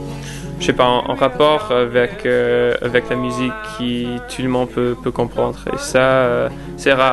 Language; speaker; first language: French; non-native, fluent; English